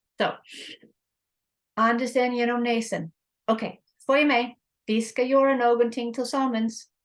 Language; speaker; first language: Swedish; non-native, learner; English